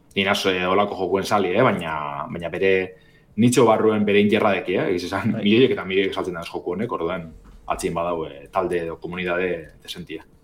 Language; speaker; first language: Basque; native; Basque